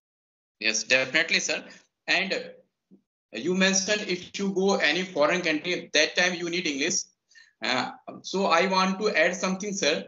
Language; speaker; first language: English; non-native, local second language; Hindi